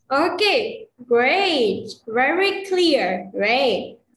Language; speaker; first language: English; non-native, fluent; Vietnamese